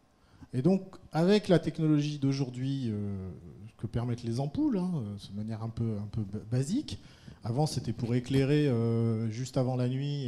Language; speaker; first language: French; native; French